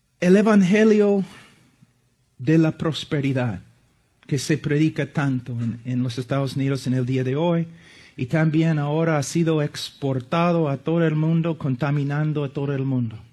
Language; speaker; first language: Spanish; non-native, fluent; English